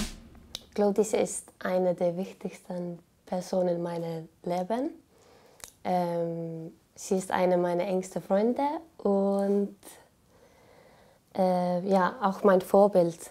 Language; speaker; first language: German; non-native, learner; Icelandic